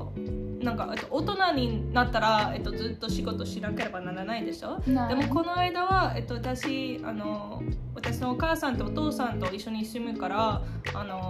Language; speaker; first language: Japanese; non-native, fluent; English